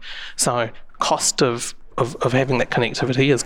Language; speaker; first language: English; native; English